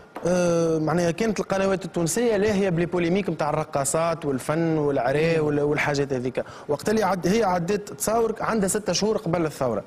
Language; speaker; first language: Arabic; native; Arabic